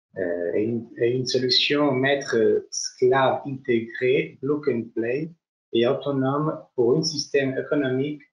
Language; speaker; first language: French; non-native, fluent; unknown